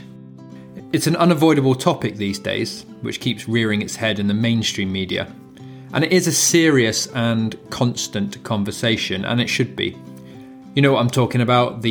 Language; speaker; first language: English; native; English